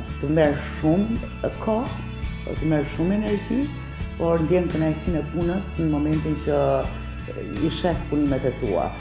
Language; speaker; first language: Albanian; native; Albanian